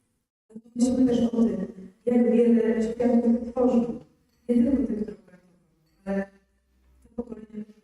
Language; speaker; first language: Polish; native; Polish